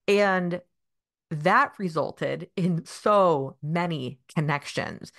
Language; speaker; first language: English; native; English